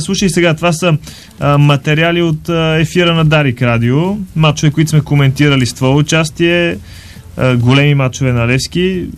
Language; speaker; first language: Bulgarian; native; Bulgarian